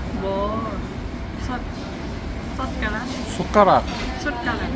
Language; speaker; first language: Korean; non-native, learner; Lao